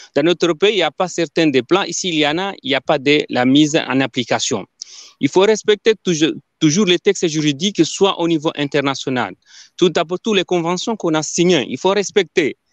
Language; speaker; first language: French; non-native, local second language; Ngazidja Comorian